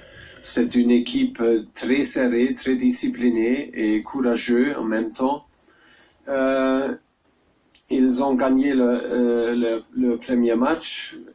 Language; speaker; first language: French; non-native, learner; German